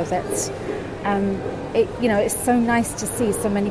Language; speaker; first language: English; native; English